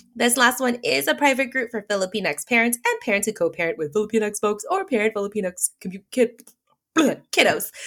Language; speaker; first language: English; early bilingual, other home language; Filipino